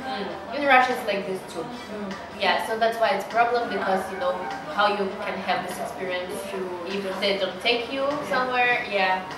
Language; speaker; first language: English; non-native, learner; Russian